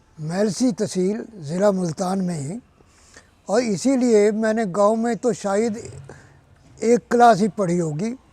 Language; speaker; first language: Urdu; non-native, local second language; Punjabi